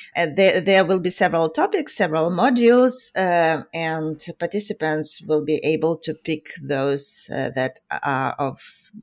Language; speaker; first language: English; non-native, fluent; Ukrainian